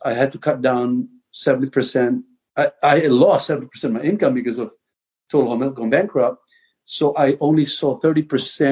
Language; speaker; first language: English; non-native, local second language; Filipino